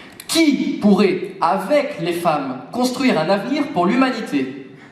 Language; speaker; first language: French; native; French